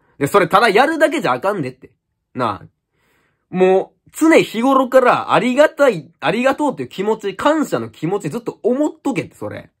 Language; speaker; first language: Japanese; native; Japanese